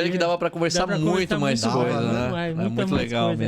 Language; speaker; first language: Portuguese; native; Portuguese